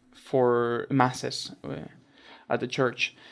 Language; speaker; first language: English; non-native, fluent; Spanish